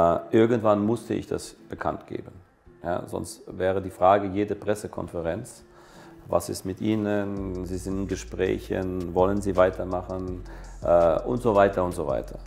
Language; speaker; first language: German; native; German